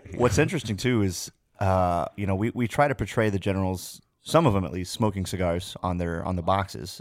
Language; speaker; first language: English; native; English